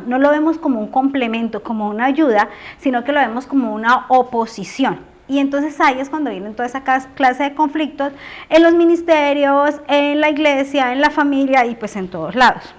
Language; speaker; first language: Spanish; native; Spanish